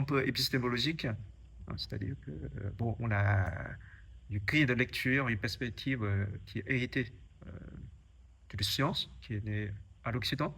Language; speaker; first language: French; non-native, fluent; Chinese